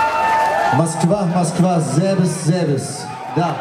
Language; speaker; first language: Russian; non-native, learner; German